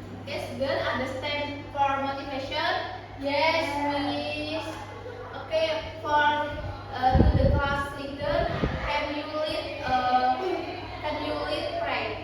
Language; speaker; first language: English; non-native, learner; Indonesian